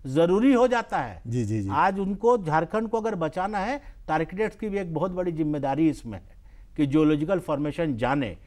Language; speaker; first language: Hindi; native; Hindi